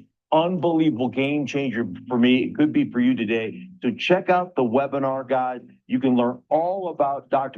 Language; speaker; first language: English; native; English